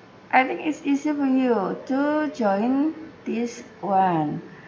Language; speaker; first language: English; non-native, fluent; Indonesian